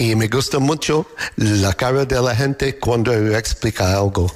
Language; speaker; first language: Spanish; non-native, learner; English